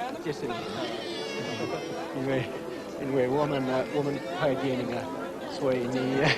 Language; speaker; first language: Chinese; non-native, learner; English